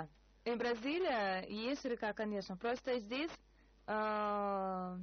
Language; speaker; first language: Russian; non-native, learner; Portuguese